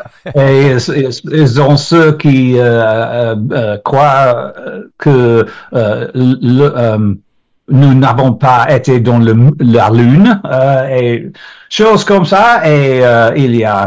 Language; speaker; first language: French; non-native, learner; English